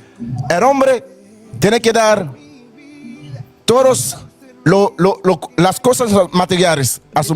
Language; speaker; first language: Spanish; non-native, learner; Haitian Creole